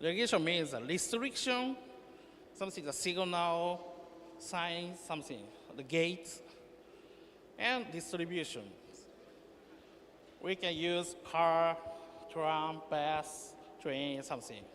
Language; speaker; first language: English; non-native, learner; Japanese